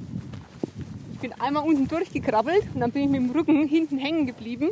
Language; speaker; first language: German; native; German